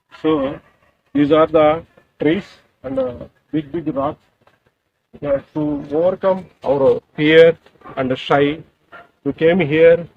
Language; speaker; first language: English; non-native, learner; Telugu